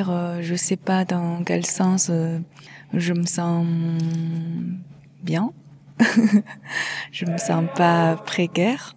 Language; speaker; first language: French; non-native, fluent; Chinese